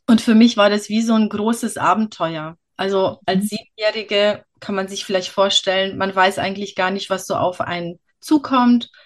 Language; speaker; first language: German; early bilingual, other home language; Polish